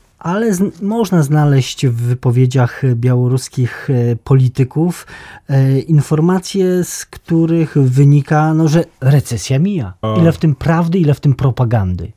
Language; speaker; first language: Polish; native; Polish